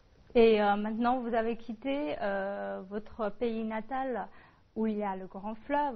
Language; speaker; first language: French; non-native, fluent; Chinese